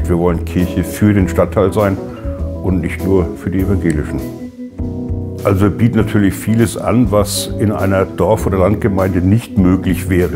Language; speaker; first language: German; native; German